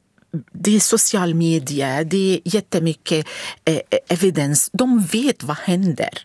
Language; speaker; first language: Swedish; non-native, fluent; Arabic